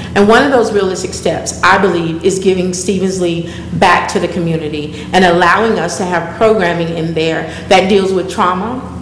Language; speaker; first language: English; native; English